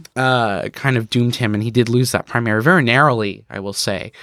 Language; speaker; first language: English; native; English